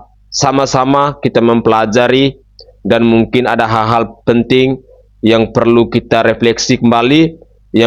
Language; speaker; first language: Indonesian; native; Indonesian